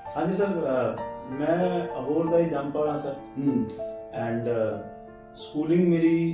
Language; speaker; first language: Punjabi; non-native, local second language; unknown